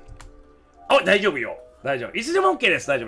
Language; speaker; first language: Japanese; native; Japanese